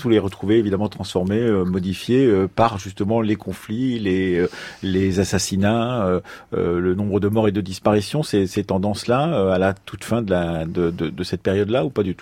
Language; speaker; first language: French; native; French